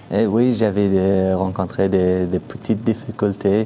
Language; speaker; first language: French; non-native, learner; Persian